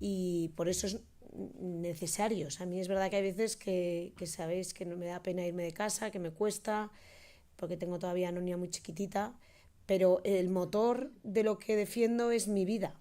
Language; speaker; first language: Spanish; native; Spanish